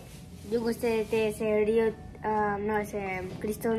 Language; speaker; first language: Portuguese; early bilingual, heritage; Portuguese